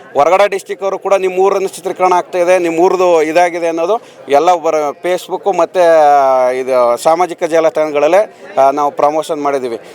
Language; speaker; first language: Kannada; native; Kannada